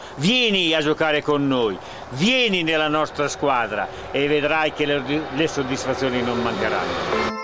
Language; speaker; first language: Italian; native; Italian